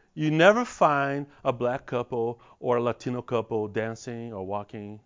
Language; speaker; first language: English; non-native, fluent; Portuguese